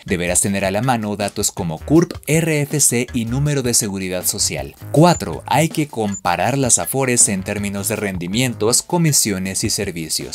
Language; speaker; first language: Spanish; native; Spanish